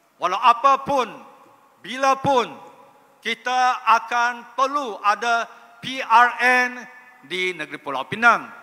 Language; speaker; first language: Malay; non-native, local second language; Chinese